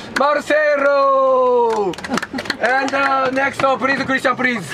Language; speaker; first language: English; non-native, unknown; Japanese